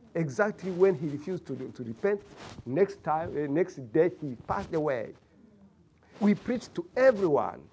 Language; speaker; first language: English; non-native, local second language; Kinyarwanda